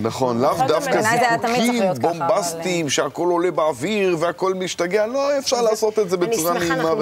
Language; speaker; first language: Hebrew; native; Hebrew